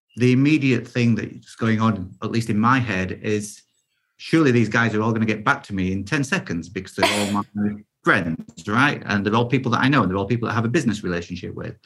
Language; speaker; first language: English; native; English